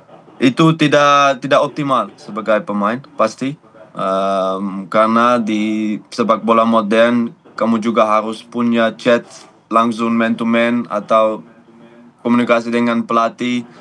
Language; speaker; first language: Indonesian; non-native, fluent; Dutch